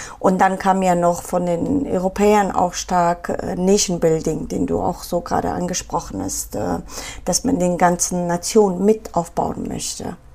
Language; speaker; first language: German; non-native, fluent; Pashto